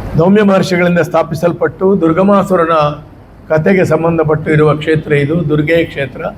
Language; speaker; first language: Kannada; native; Kannada